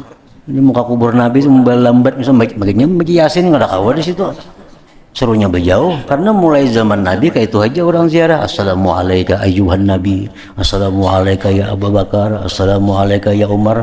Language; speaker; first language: Indonesian; non-native, local second language; Banjar